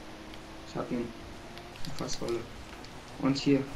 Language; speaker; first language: German; native; German